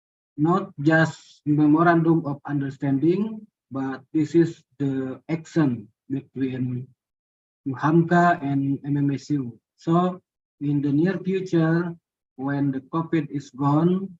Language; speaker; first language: English; non-native, learner; Indonesian